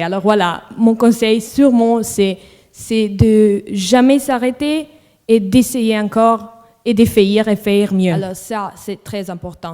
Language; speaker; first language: French; non-native, local second language; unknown